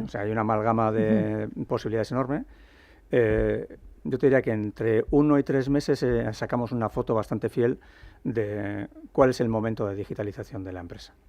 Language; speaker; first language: Spanish; native; Spanish